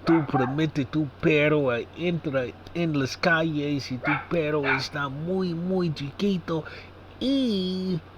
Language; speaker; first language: Spanish; non-native, learner; English